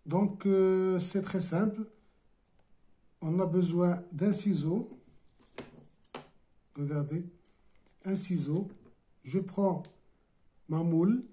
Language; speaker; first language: French; non-native, local second language; Arabic